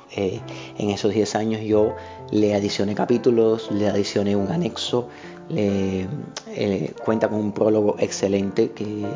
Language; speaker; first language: Spanish; native; Spanish